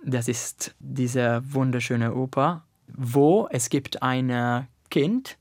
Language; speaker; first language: German; non-native, learner; Italian